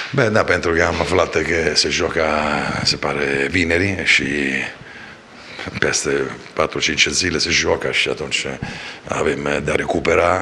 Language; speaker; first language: Romanian; non-native, fluent; Italian